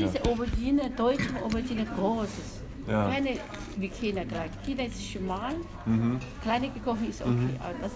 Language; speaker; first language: German; non-native, learner; Chinese